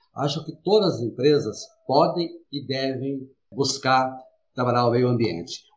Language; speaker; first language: Portuguese; native; Portuguese